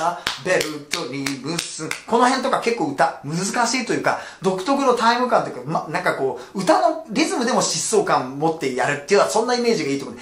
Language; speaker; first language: Japanese; native; Japanese